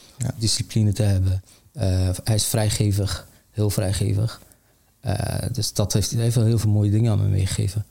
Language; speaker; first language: Dutch; early bilingual, other home language; Armenian